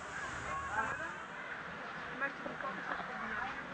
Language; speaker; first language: German; non-native, fluent; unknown